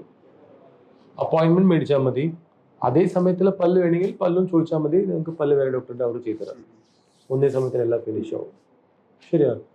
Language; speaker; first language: Malayalam; non-native, local second language; Tamil